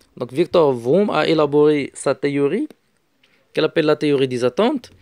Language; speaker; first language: French; non-native, local second language; Arabic